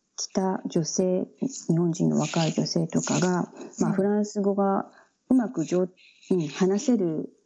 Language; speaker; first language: Japanese; native; Japanese